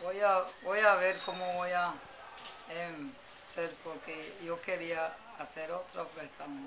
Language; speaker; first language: Spanish; non-native, local second language; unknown